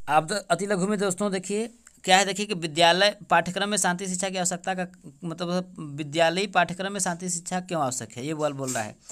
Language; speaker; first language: Hindi; native; Hindi